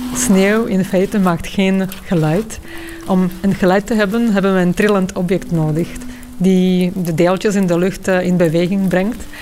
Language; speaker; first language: Dutch; non-native, fluent; Slovak